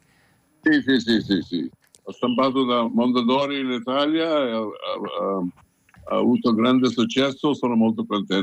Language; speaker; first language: Italian; non-native, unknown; Hindi